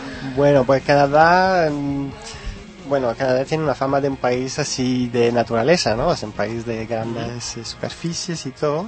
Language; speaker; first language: Spanish; early bilingual, heritage; Spanish